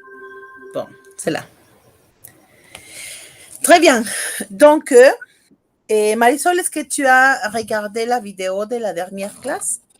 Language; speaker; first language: French; non-native, fluent; Spanish